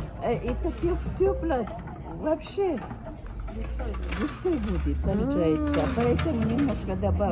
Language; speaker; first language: Russian; non-native, local second language; Uzbek